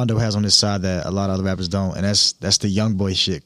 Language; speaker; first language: English; native; English